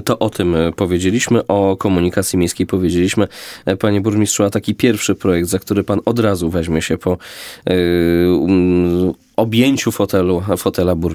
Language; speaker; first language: Polish; native; Polish